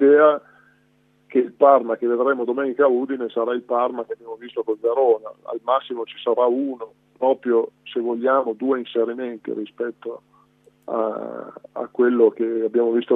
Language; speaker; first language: Italian; native; Italian